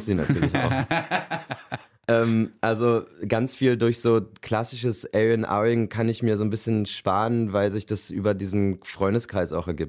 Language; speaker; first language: German; native; German